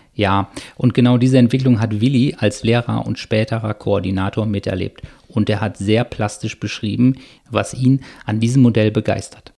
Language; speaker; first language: German; native; German